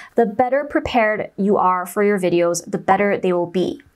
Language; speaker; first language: English; non-native, local second language; Chinese